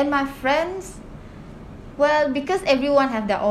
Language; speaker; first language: English; non-native, local second language; Malay